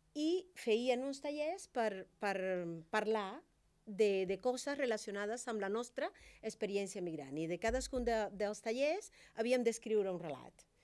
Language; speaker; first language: Catalan; non-native, fluent; Spanish